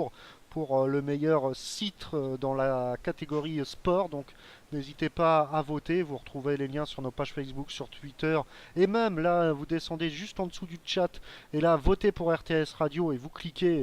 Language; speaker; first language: French; native; French